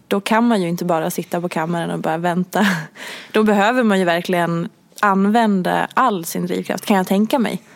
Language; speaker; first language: Swedish; native; Swedish